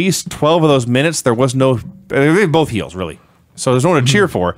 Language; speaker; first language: English; native; English